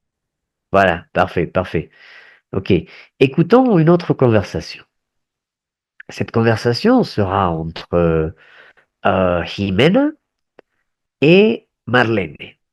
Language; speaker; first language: French; non-native, fluent; Spanish